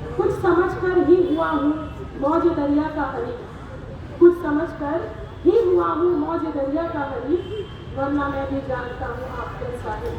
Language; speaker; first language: Urdu; native; Urdu